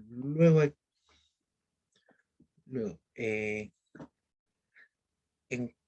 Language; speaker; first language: Spanish; native; Spanish